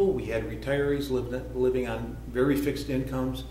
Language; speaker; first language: English; native; English